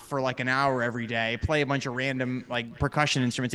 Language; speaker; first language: English; native; English